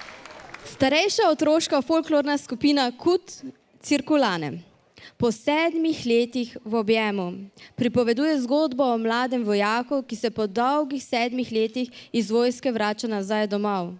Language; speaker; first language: Slovenian; native; Slovenian